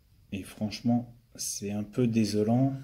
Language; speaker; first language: French; native; French